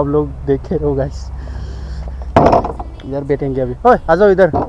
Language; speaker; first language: Hindi; non-native, local second language; Bodo